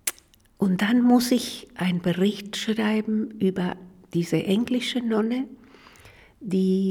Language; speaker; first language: German; non-native, fluent; Spanish